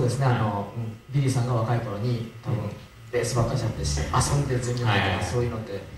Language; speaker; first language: Japanese; native; Japanese